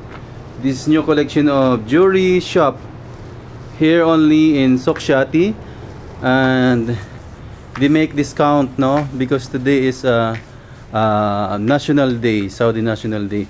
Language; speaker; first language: English; non-native, local second language; Filipino